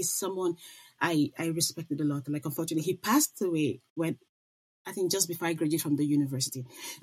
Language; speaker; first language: English; non-native, local second language; Igbo